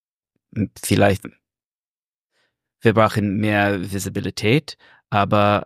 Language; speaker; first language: German; non-native, learner; English